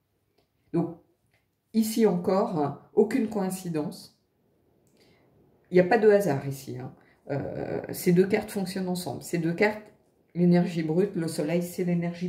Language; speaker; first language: French; native; French